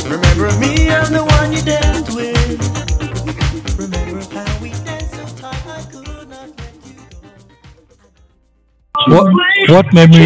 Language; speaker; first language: English; non-native, local second language; Akan